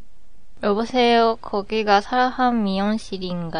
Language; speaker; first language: Korean; non-native, learner; Japanese